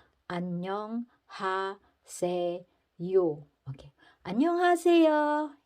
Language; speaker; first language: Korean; non-native, fluent; Filipino